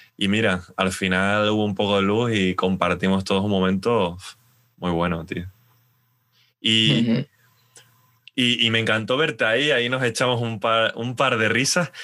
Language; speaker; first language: Spanish; native; Spanish